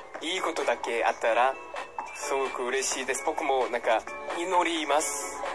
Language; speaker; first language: Japanese; non-native, learner; Korean